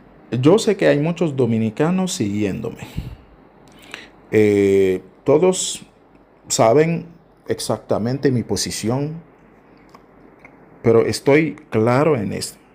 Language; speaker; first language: Spanish; non-native, fluent; Haitian Creole